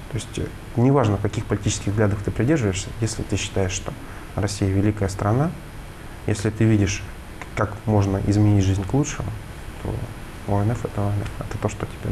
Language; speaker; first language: Russian; native; Russian